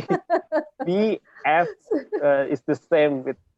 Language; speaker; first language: English; non-native, learner; Indonesian